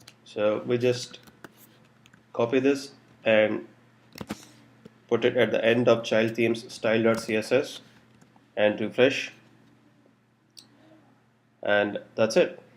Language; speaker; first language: English; non-native, local second language; Telugu